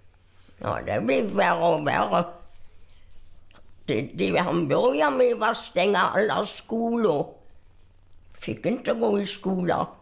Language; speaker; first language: Swedish; non-native, fluent; German